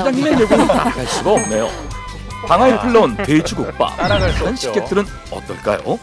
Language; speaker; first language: Korean; native; Korean